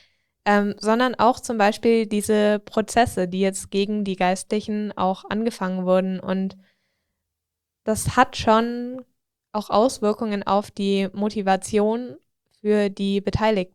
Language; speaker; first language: German; native; German